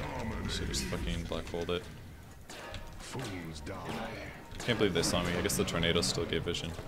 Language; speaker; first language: English; native; English